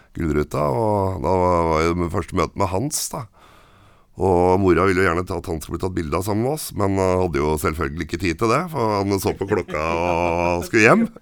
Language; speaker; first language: Norwegian; native; Norwegian